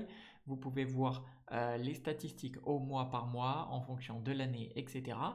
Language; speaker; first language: French; native; French